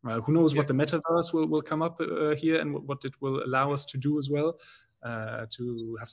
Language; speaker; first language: English; non-native, fluent; German